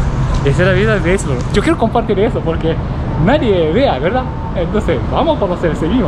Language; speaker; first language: Spanish; non-native, learner; Japanese